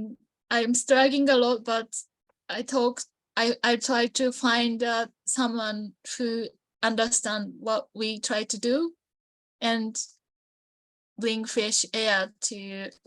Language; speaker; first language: English; non-native, learner; Japanese